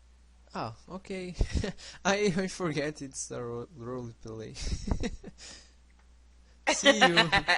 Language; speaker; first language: English; non-native, learner; Portuguese